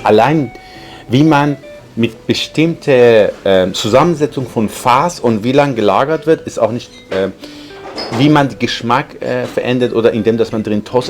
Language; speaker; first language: German; non-native, fluent; Persian